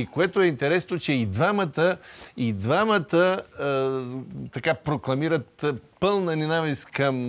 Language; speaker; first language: Bulgarian; native; Bulgarian